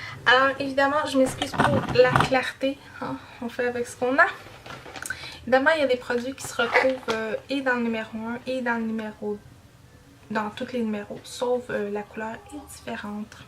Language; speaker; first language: French; native; French